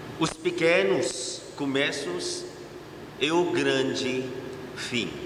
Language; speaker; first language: Portuguese; non-native, fluent; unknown